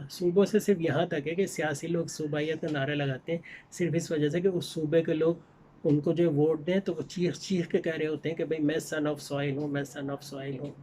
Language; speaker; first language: Urdu; native; Urdu